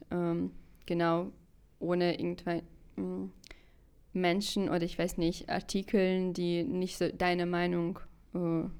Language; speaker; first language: German; non-native, fluent; Russian